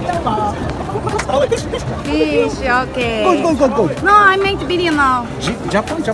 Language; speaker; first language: English; non-native, learner; Korean